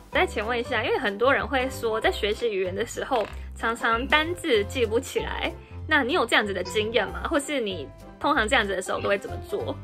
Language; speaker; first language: Chinese; non-native, fluent; Japanese